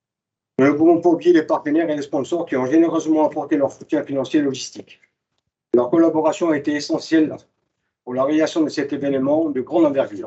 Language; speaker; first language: French; native; French